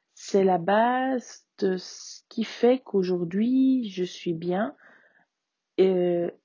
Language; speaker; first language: French; native; French